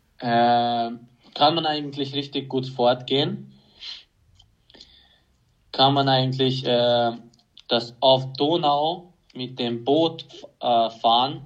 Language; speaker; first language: German; non-native, fluent; Hungarian